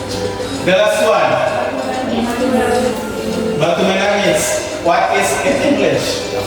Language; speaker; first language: English; non-native, fluent; Indonesian